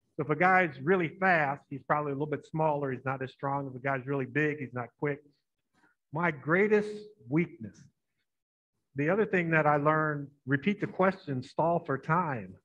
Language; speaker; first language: English; native; English